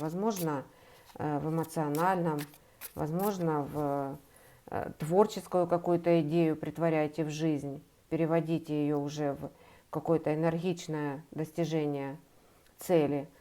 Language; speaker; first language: Russian; native; Russian